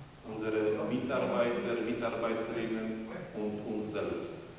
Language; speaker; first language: German; non-native, fluent; Polish